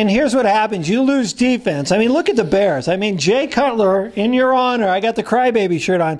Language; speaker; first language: English; native; English